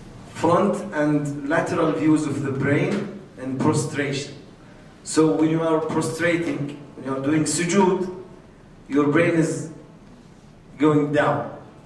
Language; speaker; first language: English; non-native, fluent; Arabic